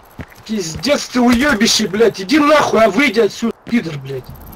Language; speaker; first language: Russian; native; Russian